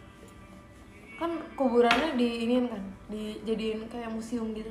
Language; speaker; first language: Indonesian; native; Indonesian